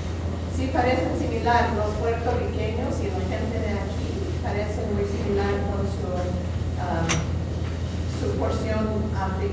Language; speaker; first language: Spanish; non-native, learner; English